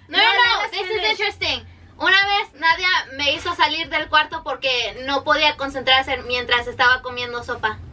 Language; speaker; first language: Spanish; early bilingual, heritage; Spanish